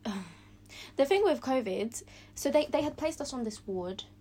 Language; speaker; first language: English; native; English